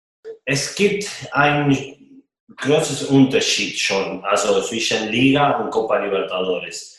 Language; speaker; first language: German; non-native, fluent; Spanish